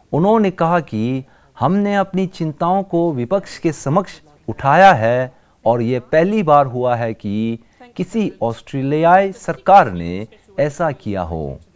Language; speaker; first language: Hindi; non-native, local second language; Tibetan